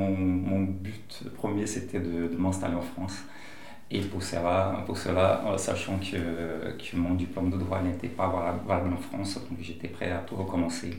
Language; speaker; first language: French; non-native, fluent; Portuguese